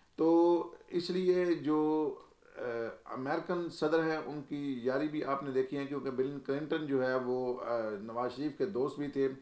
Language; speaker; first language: Urdu; non-native, local second language; Punjabi